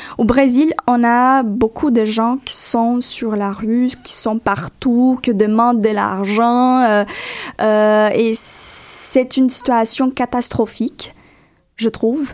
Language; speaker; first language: French; non-native, fluent; Portuguese